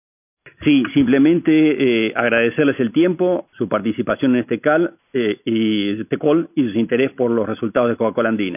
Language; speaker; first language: Spanish; native; Spanish